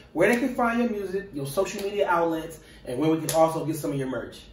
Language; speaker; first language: English; native; English